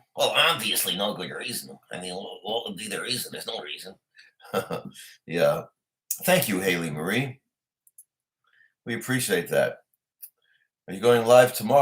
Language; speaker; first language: English; native; English